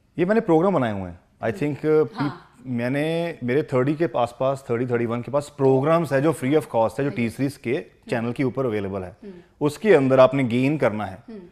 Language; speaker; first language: Hindi; non-native, local second language; Punjabi